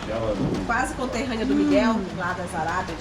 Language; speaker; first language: Portuguese; native; Portuguese